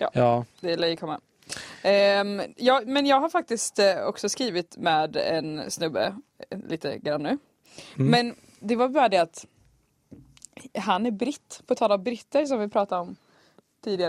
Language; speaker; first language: Swedish; native; Swedish